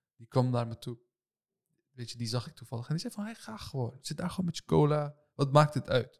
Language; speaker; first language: Dutch; early bilingual, other home language; Turkish